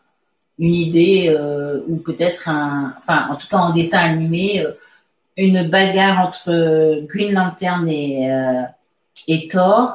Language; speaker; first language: French; native; French